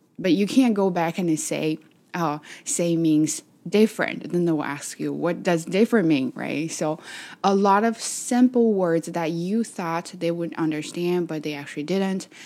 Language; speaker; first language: English; non-native, fluent; Chinese